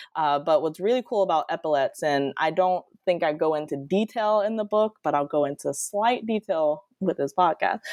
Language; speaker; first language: English; native; English